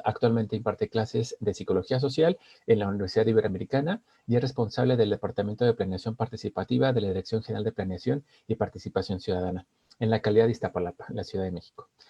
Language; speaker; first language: Spanish; native; Spanish